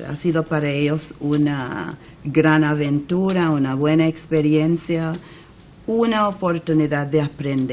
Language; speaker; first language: Spanish; non-native, fluent; English